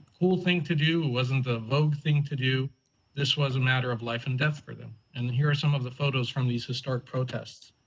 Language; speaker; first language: English; native; English